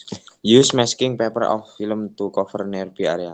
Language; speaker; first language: English; non-native, learner; Indonesian